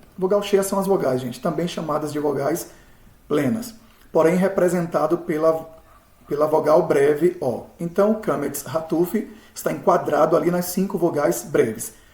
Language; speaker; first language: Portuguese; native; Portuguese